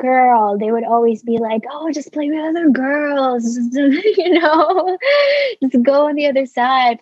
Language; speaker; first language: English; non-native, local second language; Filipino